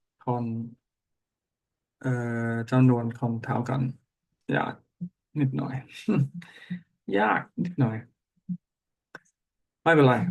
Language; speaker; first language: Thai; non-native, learner; English